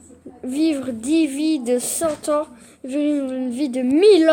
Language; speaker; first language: French; native; French